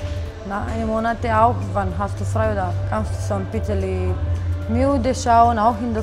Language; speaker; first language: German; non-native, learner; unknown